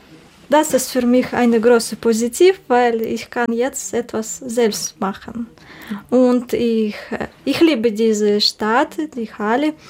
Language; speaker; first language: German; non-native, learner; Russian